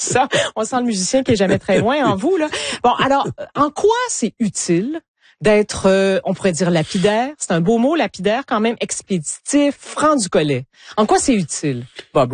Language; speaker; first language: French; native; French